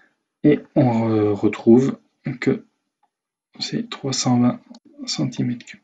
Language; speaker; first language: French; native; French